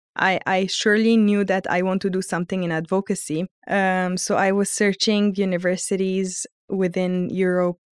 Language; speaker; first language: English; early bilingual, heritage; Armenian